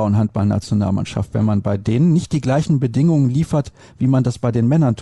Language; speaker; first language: German; native; German